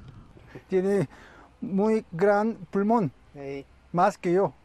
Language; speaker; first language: Spanish; non-native, learner; Korean